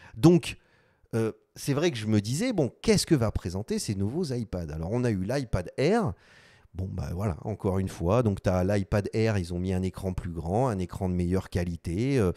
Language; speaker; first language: French; native; French